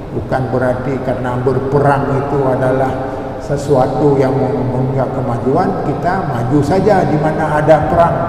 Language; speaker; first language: Malay; non-native, local second language; Achinese